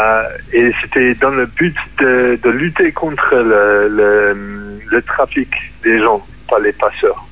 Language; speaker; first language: French; non-native, fluent; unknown